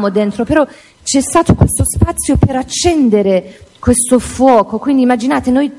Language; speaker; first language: Italian; non-native, fluent; Persian